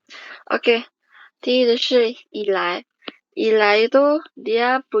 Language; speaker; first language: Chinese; non-native, fluent; Indonesian